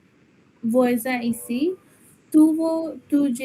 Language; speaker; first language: French; non-native, learner; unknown